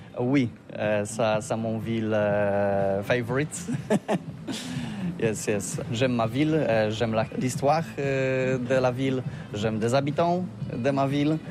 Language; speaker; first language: French; non-native, learner; Polish